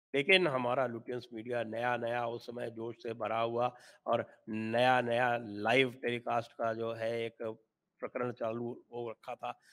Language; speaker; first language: Hindi; native; Hindi